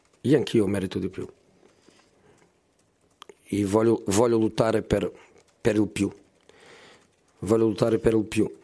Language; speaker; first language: Italian; non-native, fluent; Portuguese